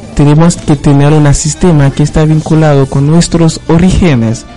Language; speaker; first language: Spanish; non-native, learner; Haitian Creole